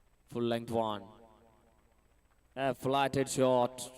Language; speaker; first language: English; non-native, local second language; Malayalam